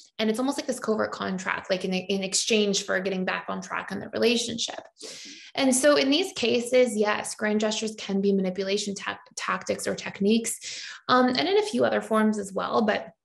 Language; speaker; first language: English; native; English